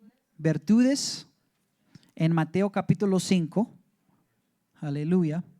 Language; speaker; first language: Spanish; early bilingual, heritage; English